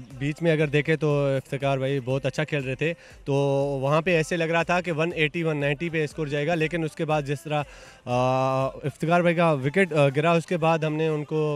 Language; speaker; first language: Urdu; non-native, local second language; Sindhi